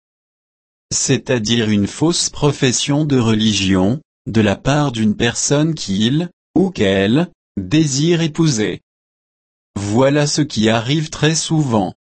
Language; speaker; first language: French; native; French